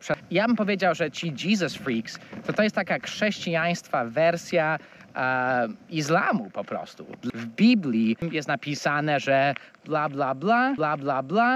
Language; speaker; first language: Polish; non-native, fluent; English